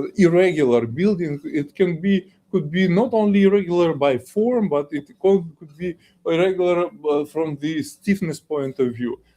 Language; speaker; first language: English; non-native, fluent; Ukrainian